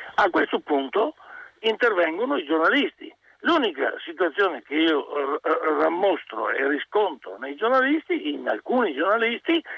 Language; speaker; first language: Italian; native; Italian